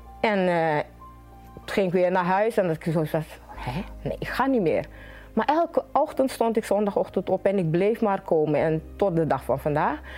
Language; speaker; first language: Dutch; native; Dutch